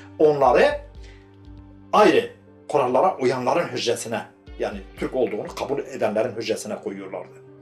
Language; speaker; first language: Turkish; non-native, local second language; Kurdish